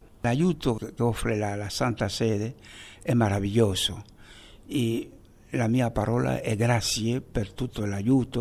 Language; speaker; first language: Italian; non-native, fluent; Haitian Creole